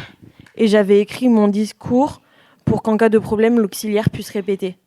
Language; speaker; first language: French; native; French